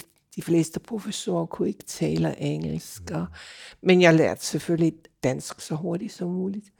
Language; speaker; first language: Danish; non-native, fluent; English